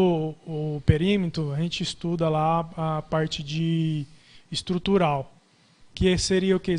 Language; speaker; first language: Portuguese; native; Portuguese